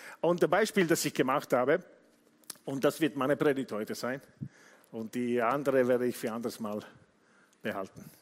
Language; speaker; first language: German; non-native, fluent; Italian